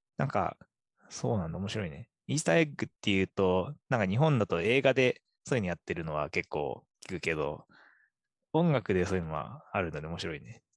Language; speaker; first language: Japanese; native; Japanese